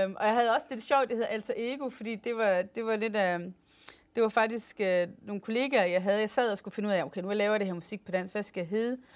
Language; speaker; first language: Danish; non-native, fluent; English